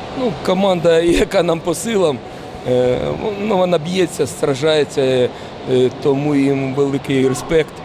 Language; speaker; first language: Ukrainian; non-native, local second language; Russian